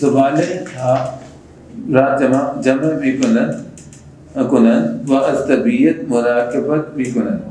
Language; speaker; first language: Persian; non-native, learner; Urdu